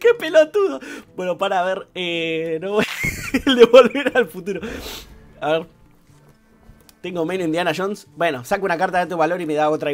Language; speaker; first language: Spanish; native; Spanish